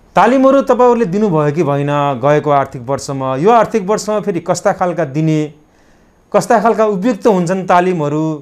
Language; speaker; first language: Nepali; native; Nepali